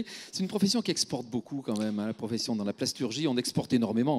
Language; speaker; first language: French; native; French